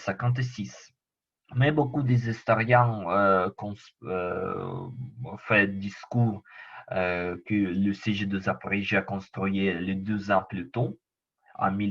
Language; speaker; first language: French; non-native, learner; Ukrainian